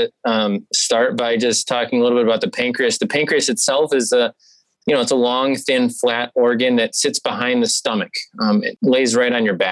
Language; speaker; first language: English; native; English